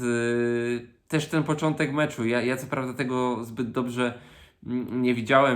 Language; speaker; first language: Polish; native; Polish